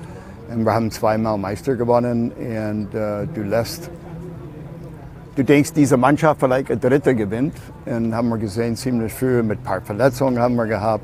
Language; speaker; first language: German; non-native, learner; English